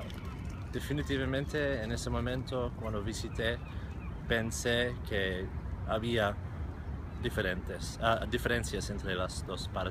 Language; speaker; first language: Spanish; non-native, fluent; English